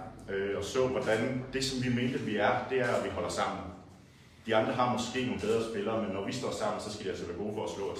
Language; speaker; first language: Danish; native; Danish